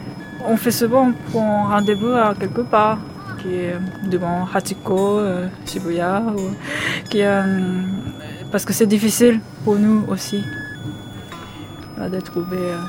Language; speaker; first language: French; non-native, learner; Japanese